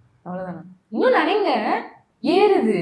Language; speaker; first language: Tamil; native; Tamil